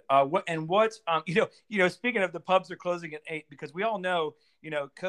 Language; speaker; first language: English; native; English